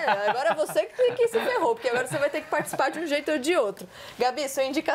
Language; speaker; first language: Portuguese; native; Portuguese